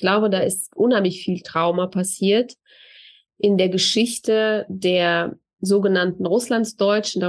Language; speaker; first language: German; early bilingual, other home language; Russian